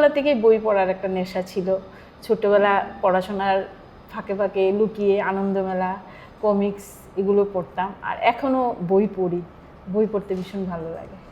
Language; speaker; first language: Bangla; native; Bangla